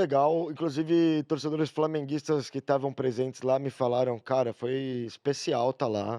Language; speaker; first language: Portuguese; native; Portuguese